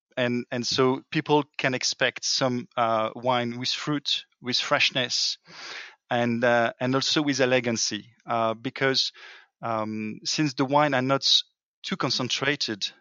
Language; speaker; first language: English; non-native, fluent; French